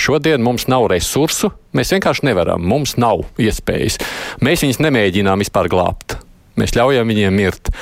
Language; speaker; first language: Latvian; native; Latvian